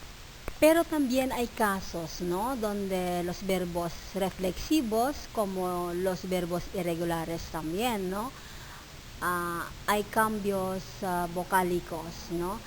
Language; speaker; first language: Spanish; non-native, fluent; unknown